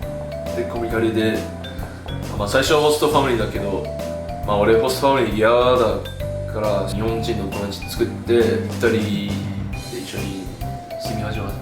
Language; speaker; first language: Japanese; non-native, fluent; Chinese